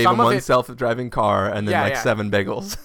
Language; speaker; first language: English; native; English